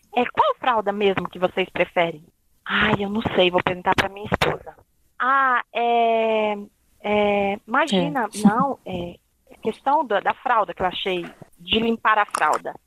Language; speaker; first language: Portuguese; native; Portuguese